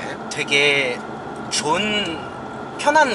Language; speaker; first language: Korean; non-native, learner; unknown